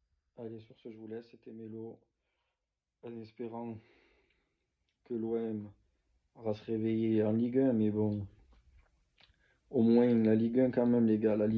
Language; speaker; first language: French; native; French